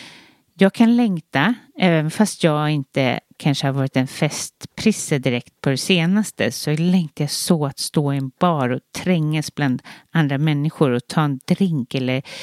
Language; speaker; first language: Swedish; native; Swedish